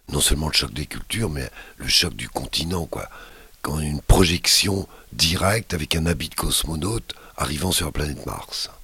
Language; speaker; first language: French; native; French